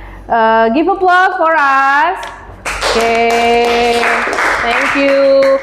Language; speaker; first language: English; non-native, learner; Indonesian